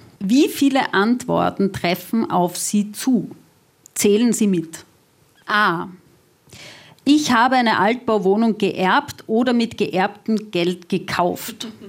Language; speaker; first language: German; native; German